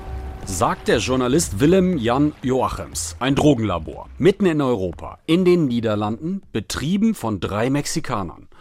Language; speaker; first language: German; native; German